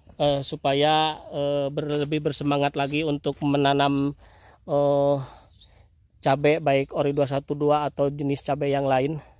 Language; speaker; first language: Indonesian; native; Indonesian